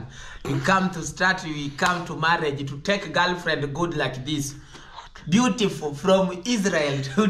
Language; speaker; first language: English; non-native, learner; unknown